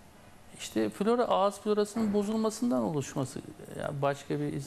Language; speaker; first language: Turkish; native; Turkish